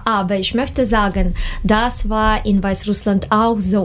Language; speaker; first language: German; non-native, learner; Russian